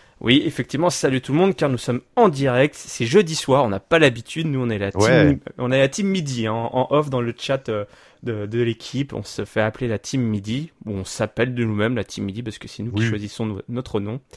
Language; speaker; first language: French; native; French